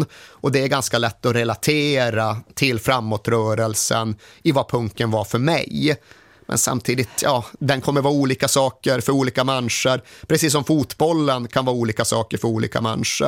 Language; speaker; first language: Swedish; native; Swedish